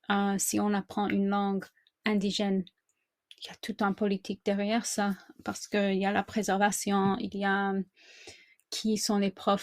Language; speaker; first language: French; non-native, fluent; English